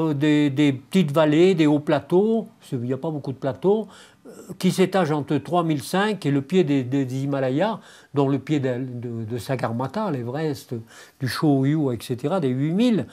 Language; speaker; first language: French; native; French